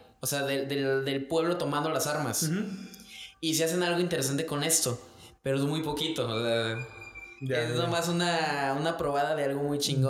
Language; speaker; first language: Spanish; native; Spanish